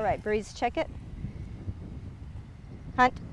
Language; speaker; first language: English; native; English